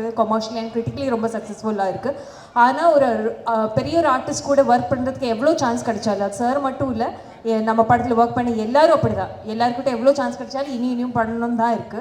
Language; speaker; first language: Tamil; non-native, fluent; Malayalam